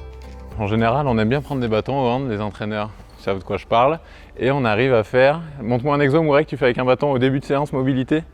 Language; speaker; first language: French; native; French